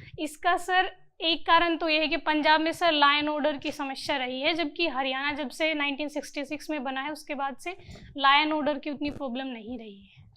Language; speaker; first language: Hindi; native; Hindi